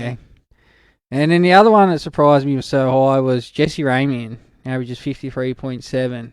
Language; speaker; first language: English; native; English